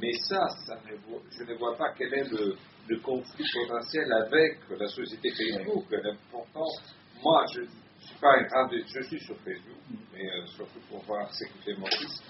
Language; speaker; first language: French; native; French